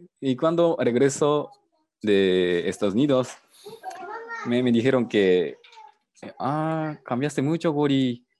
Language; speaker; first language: Spanish; non-native, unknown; Japanese